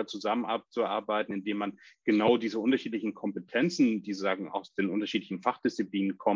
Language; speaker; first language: German; native; German